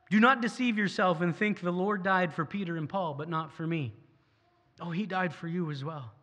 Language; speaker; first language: English; native; English